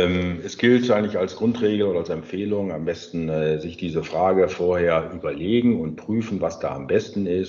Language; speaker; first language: German; native; German